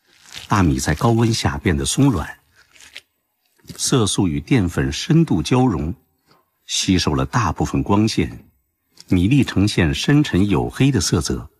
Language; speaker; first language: Chinese; native; Chinese